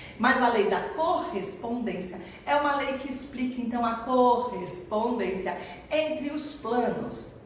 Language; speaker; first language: Portuguese; native; Portuguese